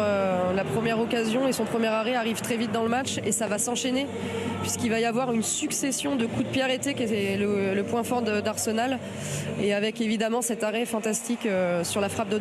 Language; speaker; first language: French; native; French